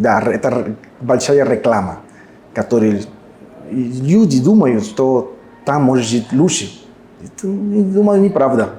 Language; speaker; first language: Russian; non-native, learner; Spanish